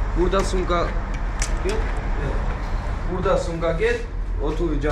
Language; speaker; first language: Turkish; non-native, learner; Armenian